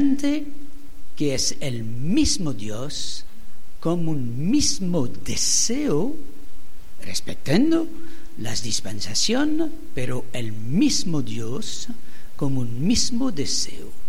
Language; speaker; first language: Spanish; non-native, fluent; French